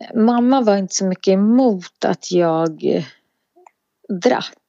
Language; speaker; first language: Swedish; native; Swedish